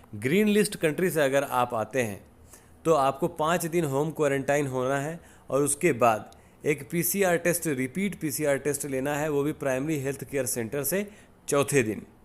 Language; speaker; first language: Hindi; native; Hindi